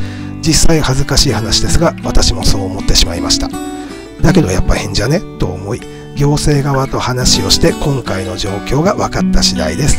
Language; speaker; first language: Japanese; native; Japanese